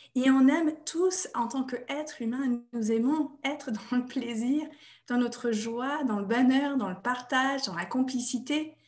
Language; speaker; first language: French; non-native, fluent; English